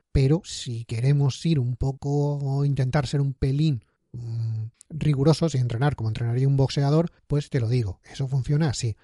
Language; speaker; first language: Spanish; native; Spanish